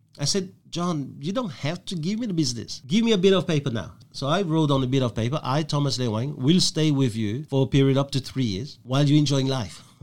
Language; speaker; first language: English; non-native, fluent; French